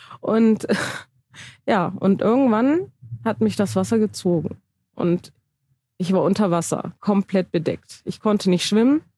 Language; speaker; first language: German; early bilingual, other home language; Turkish